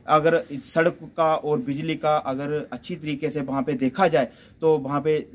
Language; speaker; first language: Hindi; native; Hindi